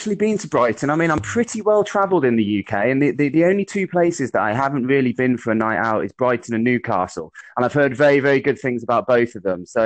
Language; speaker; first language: English; native; English